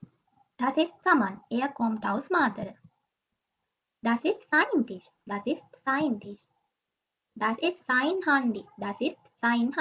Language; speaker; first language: German; non-native, learner; Sinhala